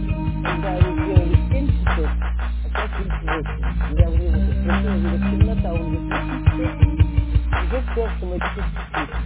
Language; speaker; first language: Russian; native; Russian